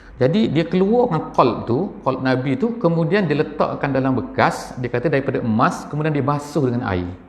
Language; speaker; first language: Malay; native; Malay